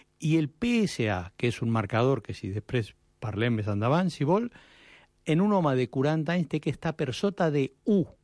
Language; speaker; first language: Catalan; non-native, fluent; Spanish